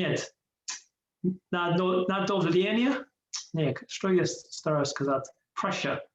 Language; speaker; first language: Russian; non-native, learner; English